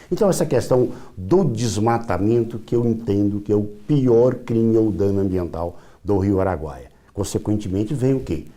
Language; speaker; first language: Portuguese; native; Portuguese